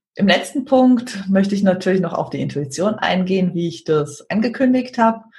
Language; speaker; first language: German; native; German